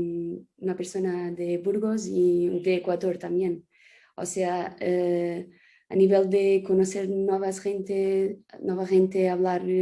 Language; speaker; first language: Spanish; non-native, fluent; Portuguese